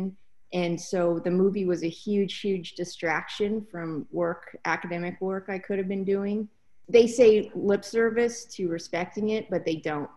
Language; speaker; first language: English; native; English